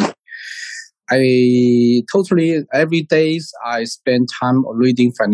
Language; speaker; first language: English; non-native, learner; Chinese